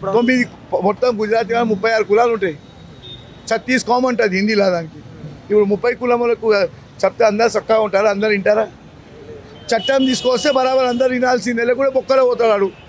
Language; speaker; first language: Telugu; non-native, local second language; Gujarati